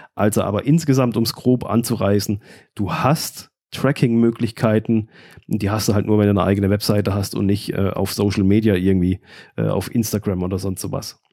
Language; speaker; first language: German; native; German